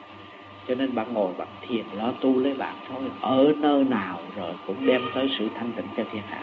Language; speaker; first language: Vietnamese; native; Vietnamese